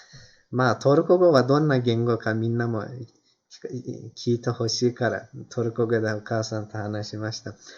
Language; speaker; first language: Japanese; non-native, fluent; Turkish